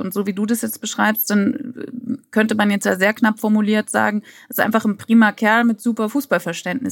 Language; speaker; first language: German; native; German